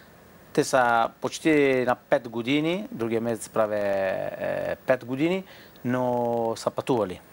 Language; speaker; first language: Bulgarian; non-native, fluent; Italian